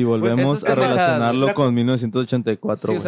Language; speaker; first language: Spanish; native; Spanish